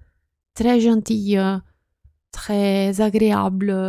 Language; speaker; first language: French; non-native, fluent; Italian